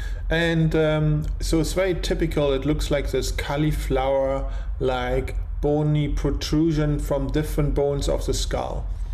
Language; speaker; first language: English; non-native, fluent; German